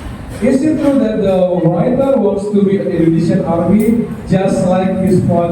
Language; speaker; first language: English; non-native, fluent; Indonesian